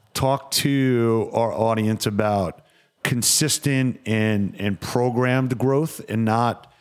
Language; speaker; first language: English; native; English